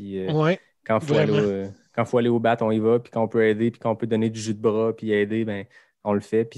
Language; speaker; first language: French; native; French